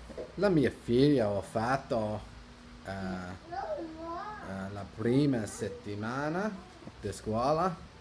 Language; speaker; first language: Italian; non-native, learner; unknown